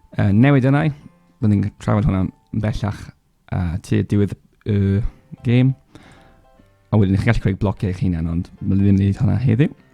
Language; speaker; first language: Welsh; non-native, local second language; English